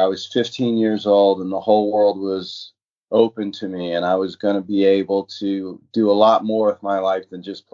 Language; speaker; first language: English; native; English